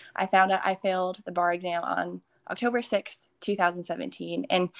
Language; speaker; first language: English; early bilingual, other home language; Hindi